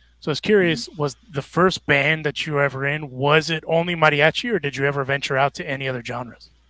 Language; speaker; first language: English; early bilingual, other home language; Spanish